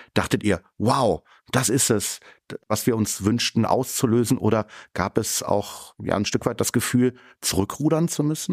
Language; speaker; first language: German; native; German